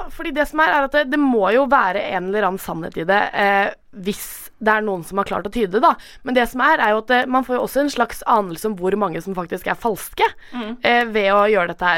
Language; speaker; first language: Norwegian; native; Norwegian